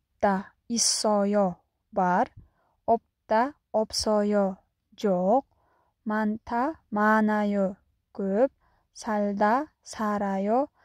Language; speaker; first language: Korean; non-native, fluent; Kyrgyz